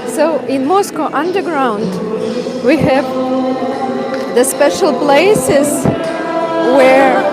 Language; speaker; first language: English; non-native, fluent; Russian